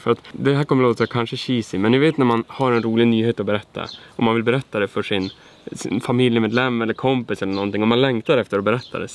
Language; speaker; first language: Swedish; native; Swedish